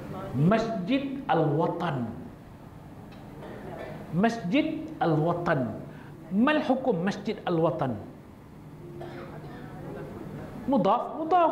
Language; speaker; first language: Arabic; non-native, fluent; Malay